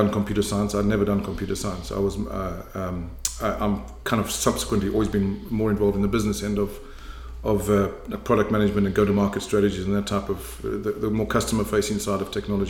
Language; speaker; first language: English; native; English